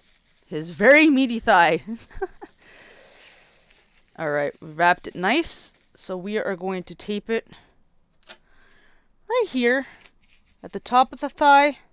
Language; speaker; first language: English; native; English